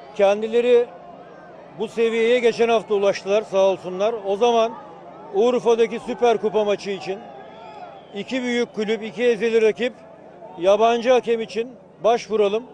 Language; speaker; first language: Turkish; native; Turkish